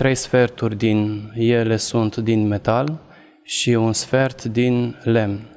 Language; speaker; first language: Romanian; non-native, local second language; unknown